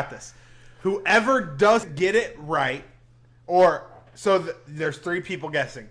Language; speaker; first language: English; native; English